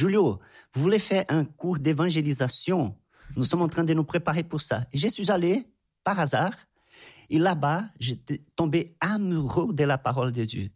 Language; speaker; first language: French; non-native, fluent; Portuguese